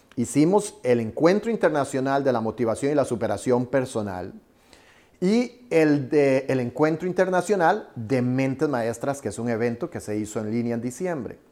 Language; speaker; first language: Spanish; native; Spanish